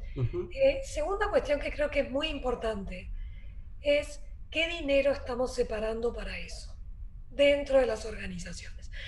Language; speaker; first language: Spanish; native; Spanish